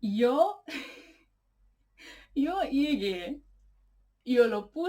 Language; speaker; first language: Spanish; non-native, learner; English